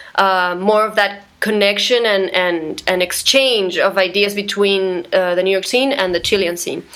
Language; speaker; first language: English; non-native, fluent; Spanish